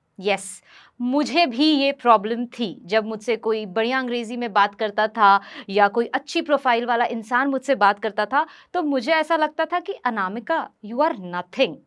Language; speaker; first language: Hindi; non-native, local second language; Bhojpuri